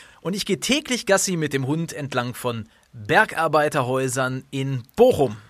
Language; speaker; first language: German; native; German